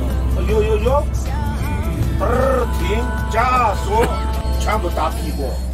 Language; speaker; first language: Chinese; non-native, local second language; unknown